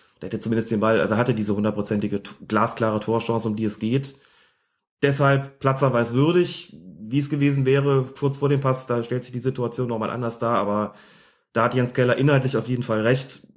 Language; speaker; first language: German; native; German